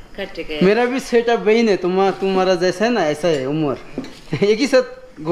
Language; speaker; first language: Hindi; non-native, learner; Bangla